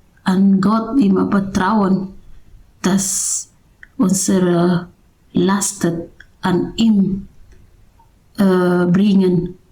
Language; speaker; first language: German; non-native, learner; Indonesian